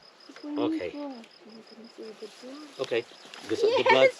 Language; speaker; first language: English; non-native, learner; Portuguese